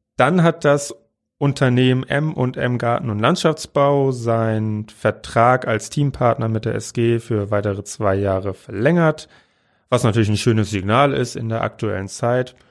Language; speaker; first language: German; native; German